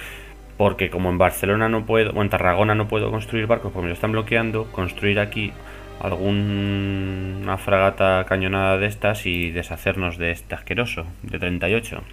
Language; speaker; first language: Spanish; native; Spanish